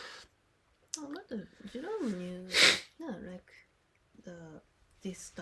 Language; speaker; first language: English; non-native, learner; Japanese